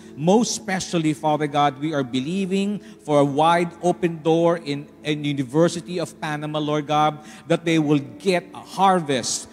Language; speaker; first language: English; non-native, local second language; Filipino